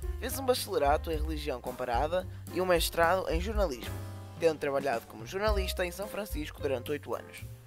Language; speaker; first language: Portuguese; native; Portuguese